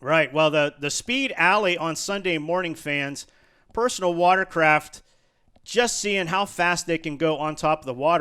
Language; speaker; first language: English; native; English